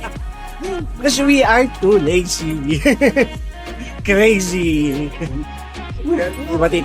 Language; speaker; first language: English; non-native, local second language; Filipino